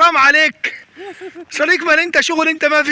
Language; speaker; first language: Arabic; native; Arabic